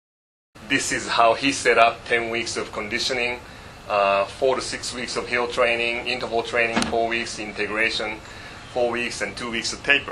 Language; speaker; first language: English; non-native, fluent; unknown